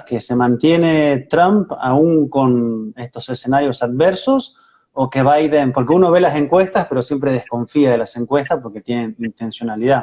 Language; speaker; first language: Spanish; native; Spanish